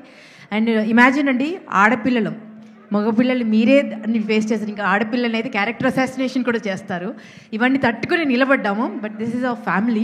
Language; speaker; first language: Telugu; native; Telugu